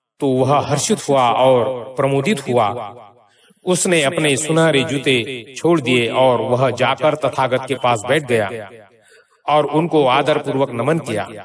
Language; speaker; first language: Hindi; non-native, local second language; Marathi